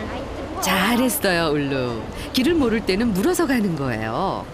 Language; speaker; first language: Korean; native; Korean